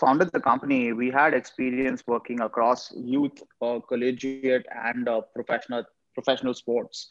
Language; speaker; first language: English; non-native, local second language; Hindi